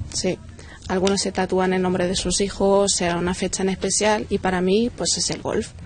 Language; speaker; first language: Spanish; non-native, fluent; German